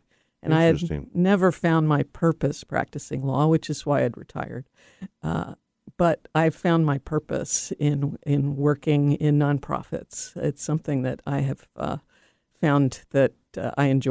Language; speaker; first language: English; native; English